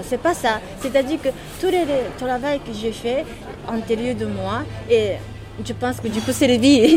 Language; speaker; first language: French; non-native, learner; Japanese